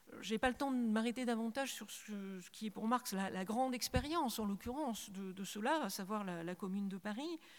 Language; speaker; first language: French; native; French